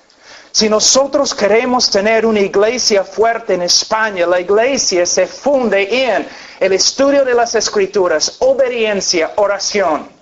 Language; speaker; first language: Spanish; non-native, fluent; English